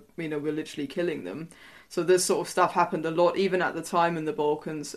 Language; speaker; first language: English; non-native, fluent; German